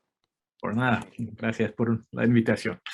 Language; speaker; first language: Spanish; non-native, fluent; English